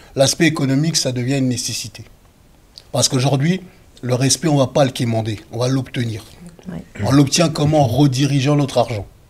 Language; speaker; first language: French; early bilingual, other home language; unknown